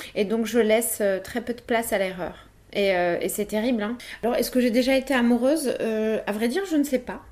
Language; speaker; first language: French; early bilingual, other home language; Polish